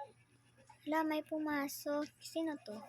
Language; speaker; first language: Filipino; non-native, local second language; Cebuano